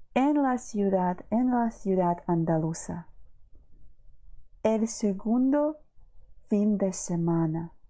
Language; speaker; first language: Spanish; non-native, fluent; Ukrainian